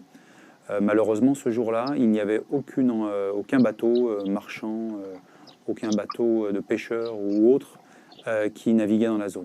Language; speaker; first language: French; native; French